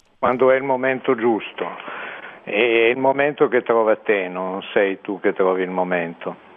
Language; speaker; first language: Italian; native; Italian